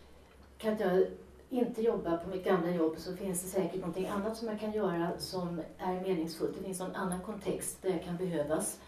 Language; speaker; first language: Swedish; native; Swedish